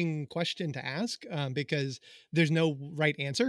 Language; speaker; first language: English; native; English